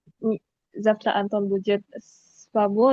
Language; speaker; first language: Russian; non-native, learner; Indonesian